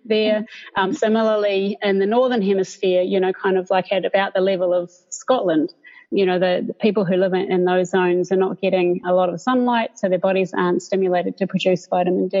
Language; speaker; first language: English; native; English